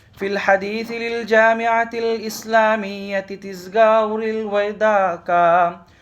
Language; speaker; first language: Arabic; non-native, fluent; Bangla